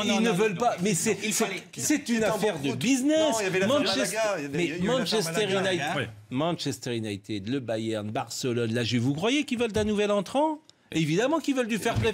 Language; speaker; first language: French; native; French